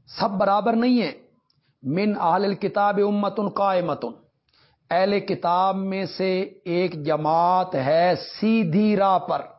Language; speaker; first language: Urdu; non-native, local second language; Punjabi